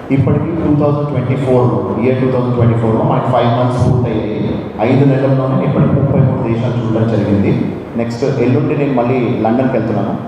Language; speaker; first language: Telugu; native; Telugu